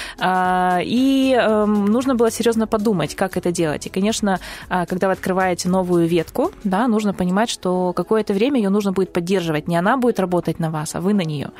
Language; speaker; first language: Russian; native; Russian